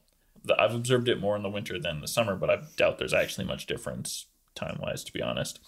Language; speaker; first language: English; native; English